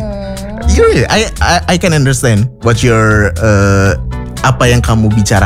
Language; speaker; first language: English; non-native, fluent; Indonesian